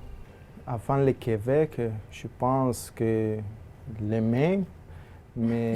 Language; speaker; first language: French; non-native, fluent; Spanish